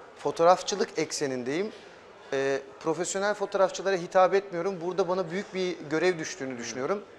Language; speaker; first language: Turkish; early bilingual, heritage; German